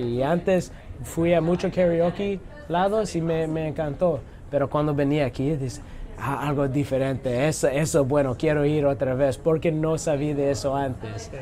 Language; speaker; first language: Spanish; non-native, learner; English